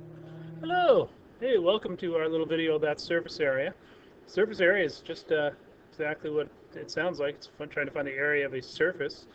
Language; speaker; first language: English; native; English